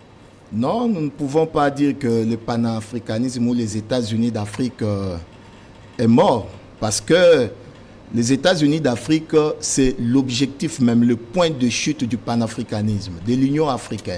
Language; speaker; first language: French; non-native, local second language; Lingala